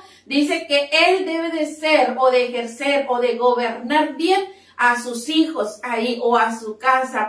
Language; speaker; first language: Spanish; native; Spanish